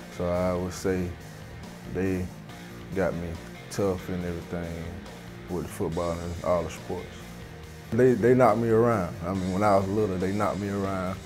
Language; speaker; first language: English; native; English